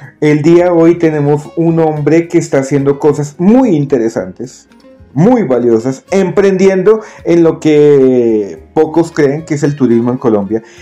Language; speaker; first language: Spanish; native; Spanish